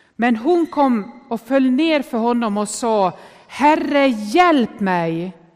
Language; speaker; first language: Swedish; native; Swedish